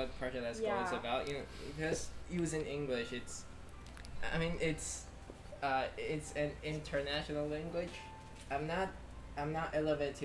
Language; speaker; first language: English; non-native, fluent; Chinese